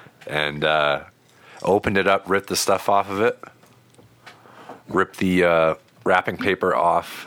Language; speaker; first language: English; native; English